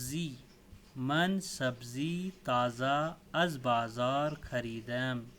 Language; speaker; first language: Persian; non-native, fluent; Urdu